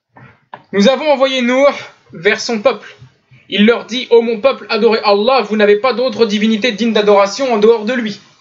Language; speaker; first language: French; native; French